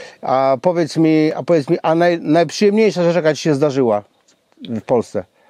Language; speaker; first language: Polish; native; Polish